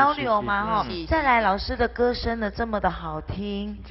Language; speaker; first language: Chinese; native; Chinese